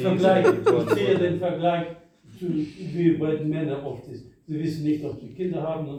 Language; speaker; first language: German; non-native, fluent; Russian